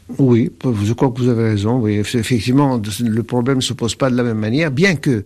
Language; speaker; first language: French; non-native, local second language; Arabic